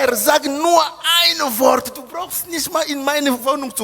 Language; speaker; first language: German; non-native, fluent; Lingala